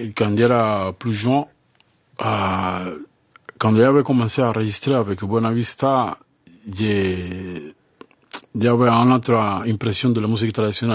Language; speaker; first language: French; non-native, learner; Spanish